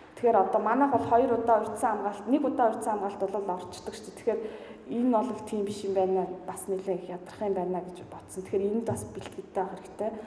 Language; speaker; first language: Mongolian; native; Mongolian